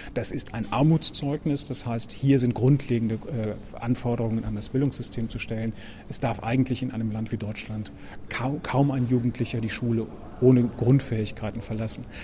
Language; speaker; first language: German; native; German